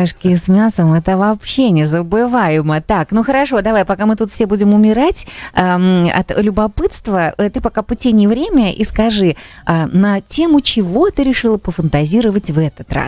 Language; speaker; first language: Russian; native; Russian